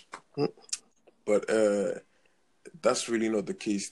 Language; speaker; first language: English; non-native, local second language; Akan